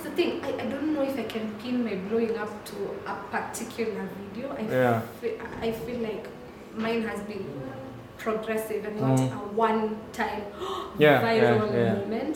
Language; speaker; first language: English; non-native, local second language; Swahili